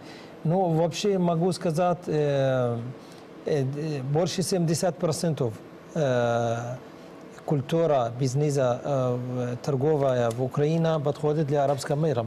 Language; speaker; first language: Russian; non-native, learner; Arabic